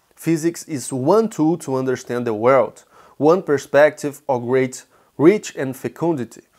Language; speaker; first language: English; non-native, fluent; Portuguese